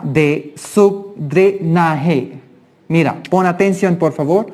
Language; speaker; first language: Spanish; non-native, learner; Hindi